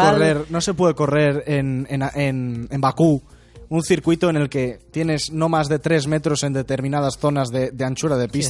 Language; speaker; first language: Spanish; native; Spanish